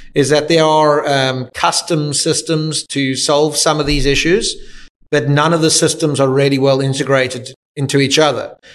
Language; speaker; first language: English; native; English